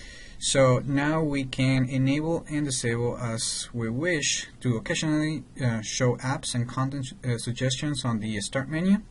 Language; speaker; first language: English; non-native, fluent; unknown